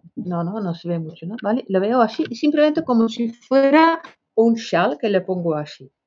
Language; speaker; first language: Spanish; non-native, fluent; Dutch